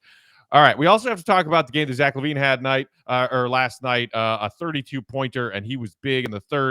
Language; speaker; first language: English; native; English